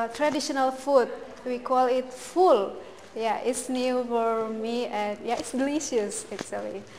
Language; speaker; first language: English; non-native, learner; Indonesian